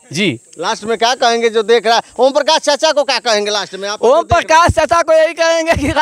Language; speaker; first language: Hindi; native; Hindi